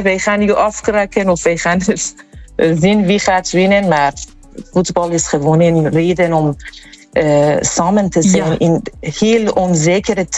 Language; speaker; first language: Dutch; non-native, fluent; Persian